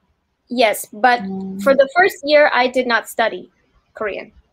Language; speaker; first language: English; non-native, fluent; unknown